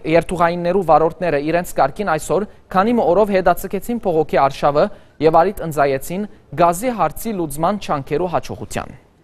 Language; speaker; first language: Armenian; early bilingual, heritage; Armenian